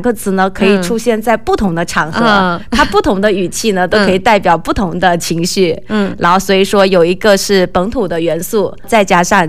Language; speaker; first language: Chinese; non-native, local second language; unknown